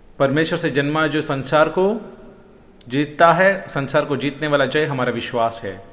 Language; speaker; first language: Hindi; non-native, local second language; Malayalam